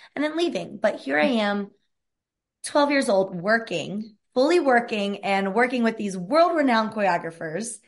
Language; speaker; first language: English; native; English